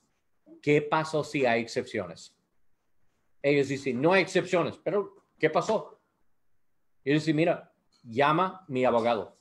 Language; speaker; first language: Spanish; non-native, learner; English